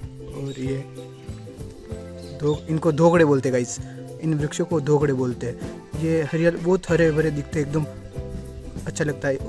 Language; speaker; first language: Hindi; non-native, local second language; Rajasthani